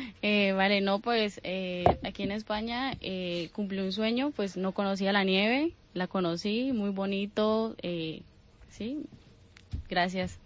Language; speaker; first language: Spanish; native; Spanish